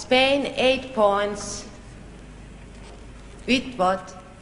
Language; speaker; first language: English; non-native, fluent; Swedish